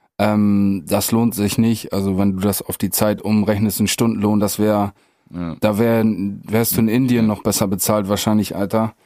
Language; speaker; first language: German; native; German